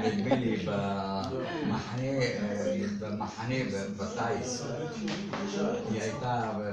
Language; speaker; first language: Hebrew; non-native, fluent; Arabic